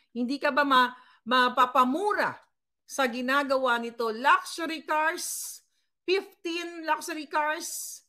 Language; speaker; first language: Filipino; non-native, local second language; Cebuano